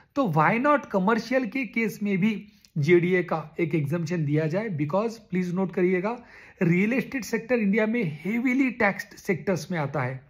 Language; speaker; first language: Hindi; non-native, local second language; Marathi